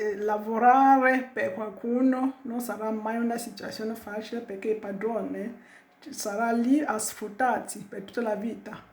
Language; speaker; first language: Italian; non-native, learner; French